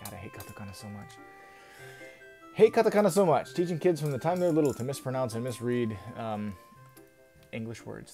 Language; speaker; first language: English; native; English